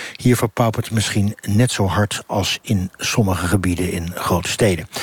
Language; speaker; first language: Dutch; native; Dutch